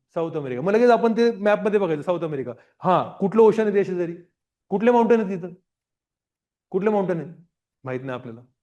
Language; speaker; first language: Marathi; non-native, local second language; Gujarati